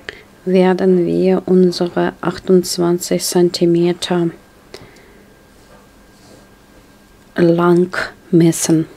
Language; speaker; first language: German; non-native, learner; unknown